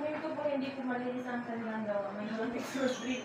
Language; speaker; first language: Filipino; native; Filipino